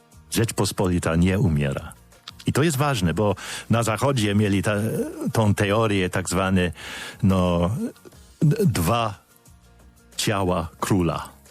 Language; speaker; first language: Polish; non-native, fluent; English